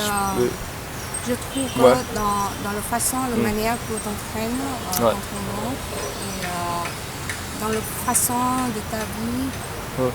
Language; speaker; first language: French; non-native, learner; Vietnamese